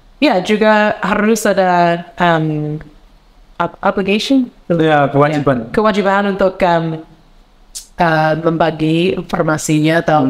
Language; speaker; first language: Indonesian; non-native, learner; English